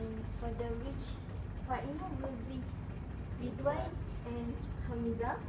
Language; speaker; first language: English; non-native, local second language; Malay